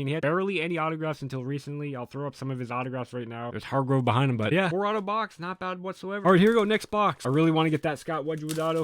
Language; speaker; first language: English; native; English